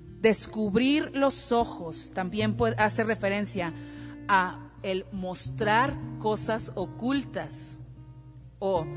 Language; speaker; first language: Spanish; native; Spanish